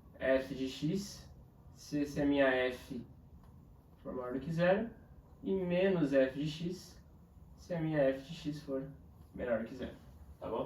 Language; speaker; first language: Portuguese; native; Portuguese